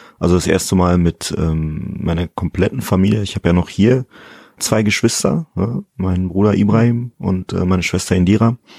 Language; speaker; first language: German; early bilingual, other home language; Fula